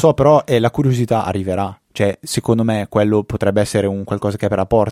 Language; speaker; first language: Italian; native; Italian